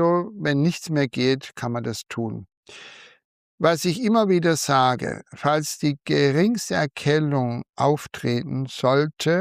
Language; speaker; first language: German; native; German